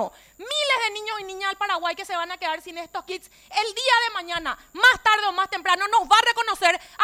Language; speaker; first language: Spanish; native; Spanish